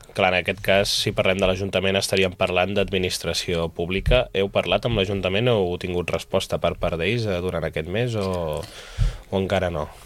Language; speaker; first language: Catalan; native; Catalan